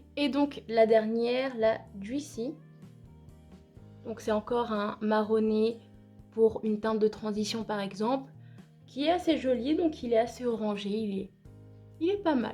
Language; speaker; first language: French; native; French